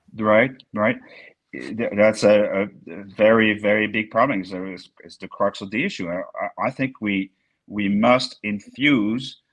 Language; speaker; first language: English; non-native, fluent; French